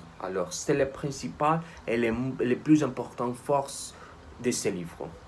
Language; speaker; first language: French; non-native, learner; Spanish